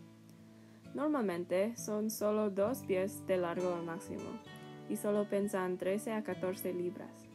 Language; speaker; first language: Spanish; non-native, learner; English